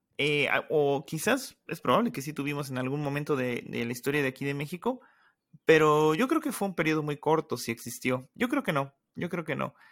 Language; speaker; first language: Spanish; native; Spanish